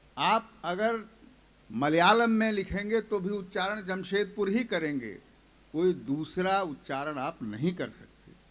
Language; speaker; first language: Hindi; native; Hindi